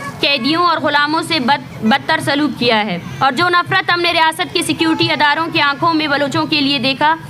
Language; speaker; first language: Urdu; non-native, local second language; Baluchi